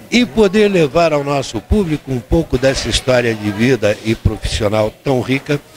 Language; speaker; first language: Portuguese; native; Portuguese